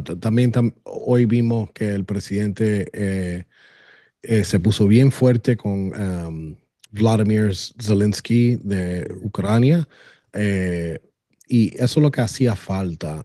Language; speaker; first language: Spanish; early bilingual, other home language; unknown